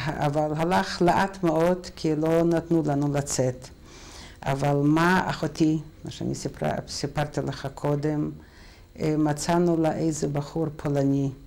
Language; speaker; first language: Hebrew; non-native, fluent; Russian